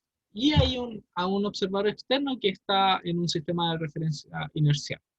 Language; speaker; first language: Spanish; native; Spanish